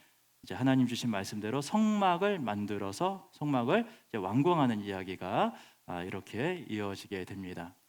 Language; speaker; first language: Korean; native; Korean